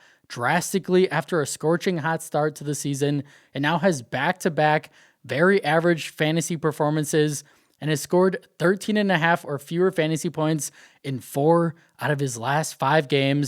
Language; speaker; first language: English; native; English